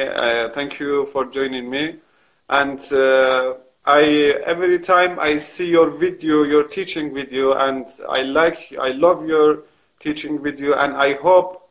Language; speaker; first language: English; non-native, learner; Kurdish